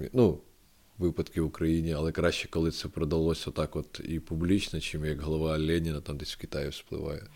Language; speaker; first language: Ukrainian; non-native, local second language; Russian